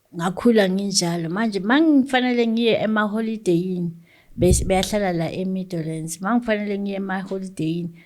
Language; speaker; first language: Zulu; non-native, local second language; Southern Sotho